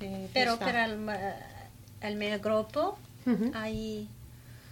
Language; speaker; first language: Spanish; non-native, learner; Arabic